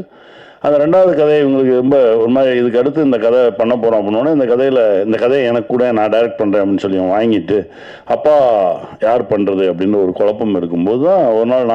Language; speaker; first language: Tamil; native; Tamil